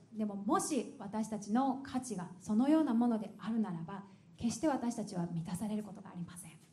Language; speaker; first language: Japanese; native; Japanese